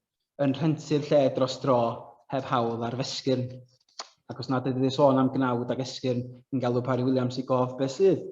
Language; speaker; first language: Welsh; native; Welsh